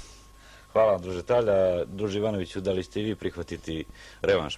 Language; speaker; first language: Bosnian; native; Bosnian